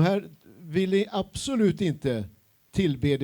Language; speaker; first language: Swedish; non-native, fluent; Kinyarwanda